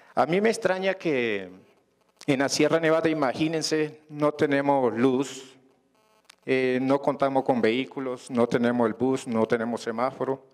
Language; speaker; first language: Spanish; non-native, local second language; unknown